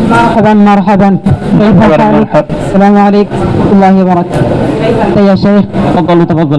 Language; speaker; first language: Arabic; non-native, learner; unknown